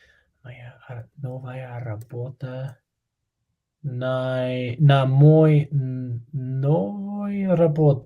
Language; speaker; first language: Russian; non-native, learner; English